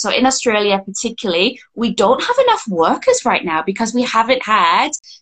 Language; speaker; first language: English; native; English